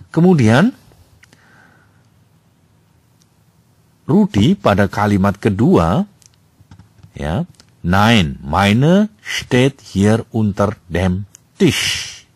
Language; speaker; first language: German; non-native, fluent; Indonesian